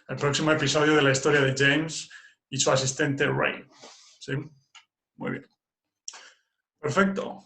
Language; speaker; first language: Spanish; non-native, fluent; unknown